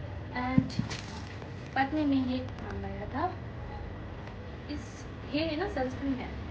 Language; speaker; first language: Hindi; non-native, local second language; Tibetan